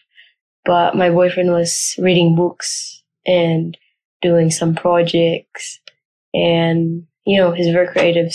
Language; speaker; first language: English; non-native, local second language; Surigaonon